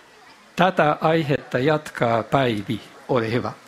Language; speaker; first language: Finnish; non-native, fluent; Japanese